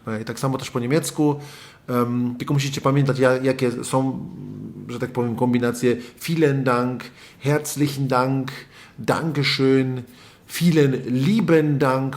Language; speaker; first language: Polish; early bilingual, other home language; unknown